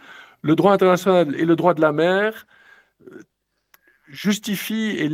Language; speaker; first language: French; native; French